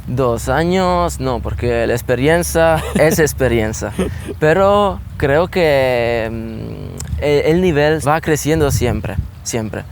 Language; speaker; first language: Spanish; non-native, learner; Italian